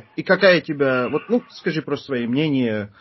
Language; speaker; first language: Russian; non-native, fluent; Turkish